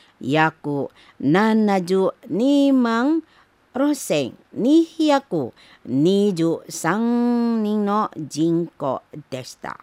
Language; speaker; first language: Japanese; non-native, learner; Indonesian